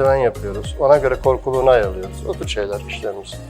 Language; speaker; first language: Turkish; native; Turkish